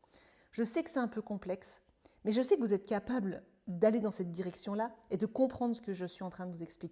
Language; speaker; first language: French; native; French